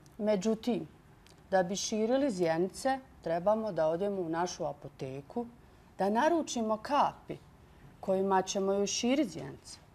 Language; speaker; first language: Bosnian; native; Bosnian